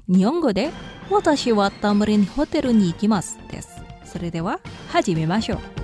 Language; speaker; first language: Japanese; non-native, fluent; Indonesian